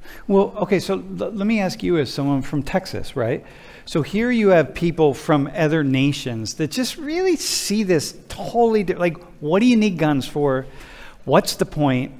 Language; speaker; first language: English; native; English